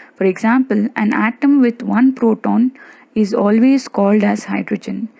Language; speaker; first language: English; non-native, local second language; Kannada